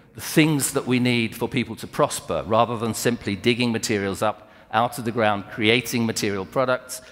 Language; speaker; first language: English; native; English